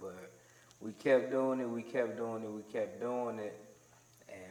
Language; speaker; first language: English; native; English